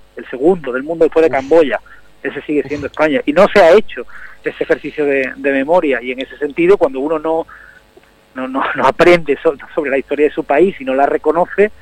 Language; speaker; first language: Spanish; native; Spanish